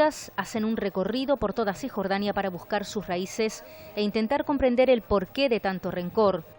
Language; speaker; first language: Spanish; native; Spanish